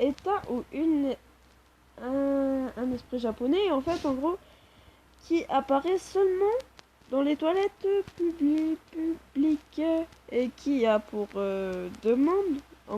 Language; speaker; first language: French; native; French